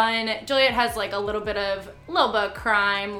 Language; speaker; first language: English; native; English